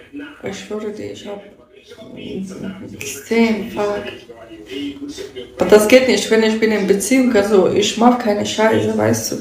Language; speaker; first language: German; non-native, learner; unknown